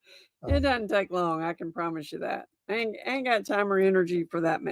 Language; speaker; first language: English; native; English